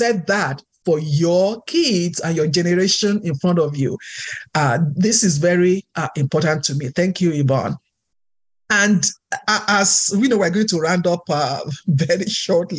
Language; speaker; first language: English; non-native, local second language; Yoruba